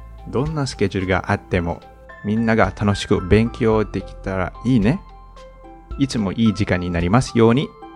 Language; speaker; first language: Japanese; non-native, fluent; English